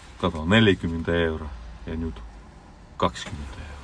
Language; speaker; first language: Finnish; non-native, learner; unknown